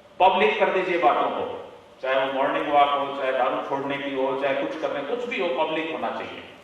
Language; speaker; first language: Hindi; native; Hindi